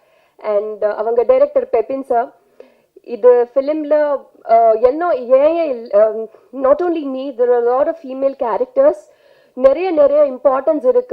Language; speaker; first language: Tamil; non-native, fluent; Telugu